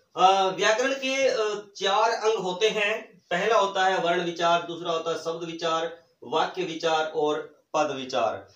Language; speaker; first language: Hindi; native; Hindi